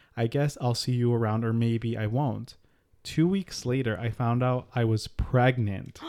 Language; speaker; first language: English; early bilingual, other home language; Spanish